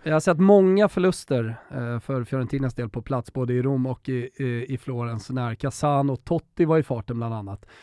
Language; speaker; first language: Swedish; native; Swedish